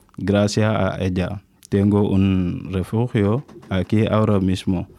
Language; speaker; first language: Spanish; non-native, learner; Wolof